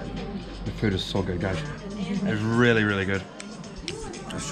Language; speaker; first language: English; native; English